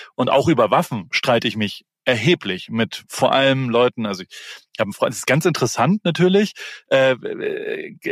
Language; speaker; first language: German; native; German